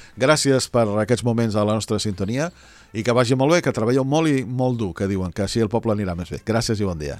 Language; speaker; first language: Catalan; native; Catalan